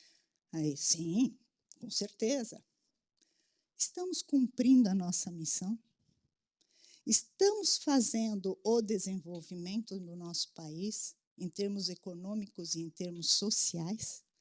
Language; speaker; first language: Portuguese; native; Portuguese